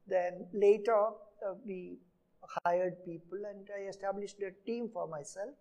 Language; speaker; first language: English; non-native, local second language; Malayalam